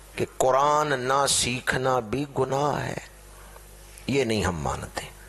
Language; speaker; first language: Urdu; non-native, local second language; Punjabi